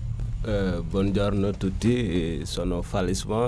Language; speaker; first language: Italian; non-native, learner; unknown